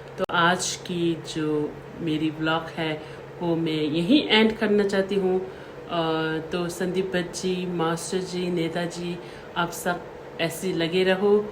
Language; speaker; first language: Hindi; non-native, local second language; Tibetan